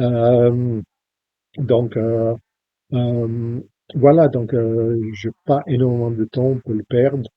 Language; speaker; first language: French; non-native, fluent; English